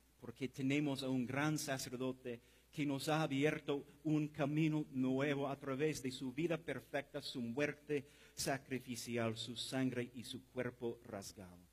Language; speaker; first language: Spanish; non-native, fluent; English